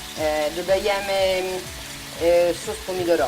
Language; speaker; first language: Polish; non-native, learner; Italian